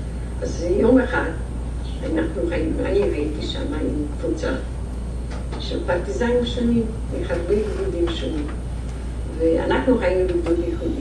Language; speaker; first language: Hebrew; non-native, fluent; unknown